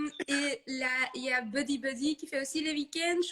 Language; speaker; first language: French; non-native, fluent; Dutch